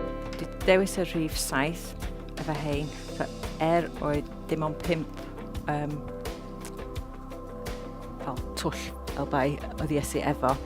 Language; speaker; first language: Welsh; non-native, local second language; English